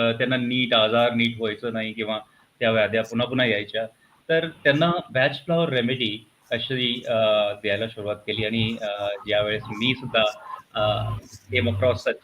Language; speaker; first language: Marathi; non-native, local second language; Punjabi